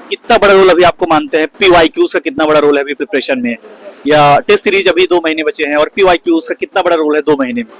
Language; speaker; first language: Hindi; native; Hindi